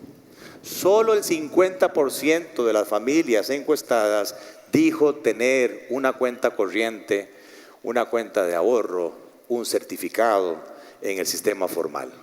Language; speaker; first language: Spanish; native; Spanish